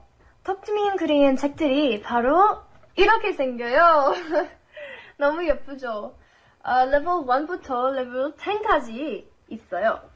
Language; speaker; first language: Korean; non-native, fluent; English